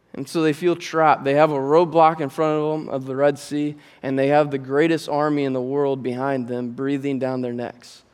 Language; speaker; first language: English; native; English